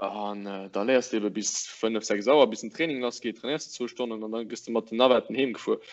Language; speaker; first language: Luxembourgish; early bilingual, other home language; English